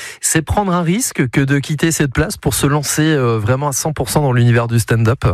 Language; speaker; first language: French; native; French